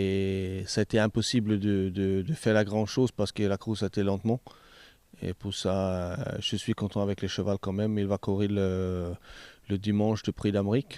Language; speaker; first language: French; non-native, learner; Swedish